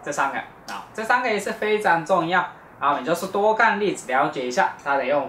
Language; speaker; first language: Chinese; non-native, fluent; Japanese